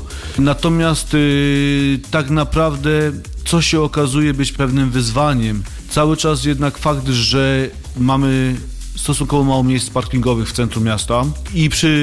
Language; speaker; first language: Polish; native; Polish